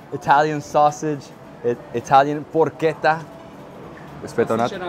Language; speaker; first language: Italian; non-native, learner; English